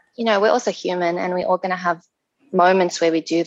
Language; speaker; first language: English; native; English